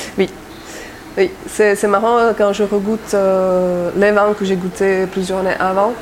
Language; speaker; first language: French; non-native, fluent; Czech